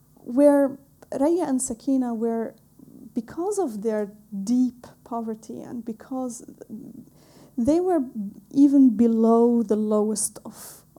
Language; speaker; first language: English; non-native, fluent; Arabic